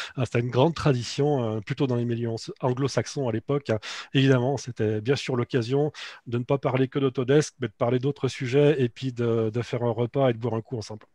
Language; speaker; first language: French; native; French